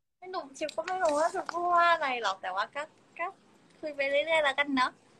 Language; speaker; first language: Thai; early bilingual, heritage; Thai